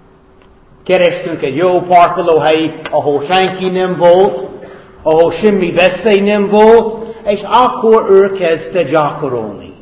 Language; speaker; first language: Hungarian; non-native, fluent; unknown